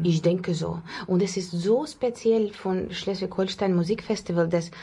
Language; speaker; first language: German; non-native, learner; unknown